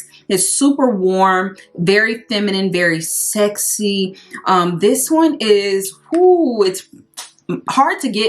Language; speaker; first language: English; native; English